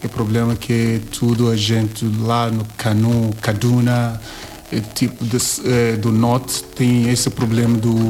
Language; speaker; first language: Portuguese; non-native, learner; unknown